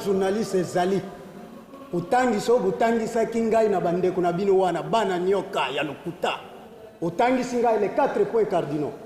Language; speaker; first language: Lingala; non-native, local second language; Kongo